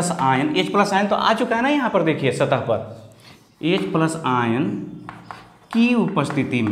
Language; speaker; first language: Hindi; native; Hindi